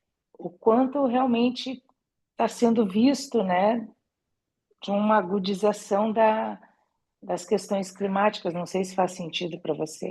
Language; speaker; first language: Portuguese; native; Portuguese